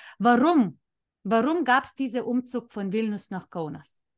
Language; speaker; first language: German; non-native, fluent; Lithuanian